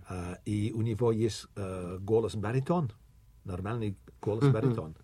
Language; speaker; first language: Russian; non-native, fluent; English